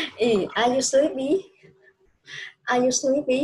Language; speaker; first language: English; non-native, fluent; Vietnamese